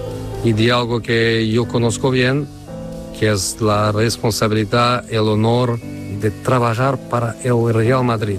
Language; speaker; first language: Spanish; non-native, fluent; Portuguese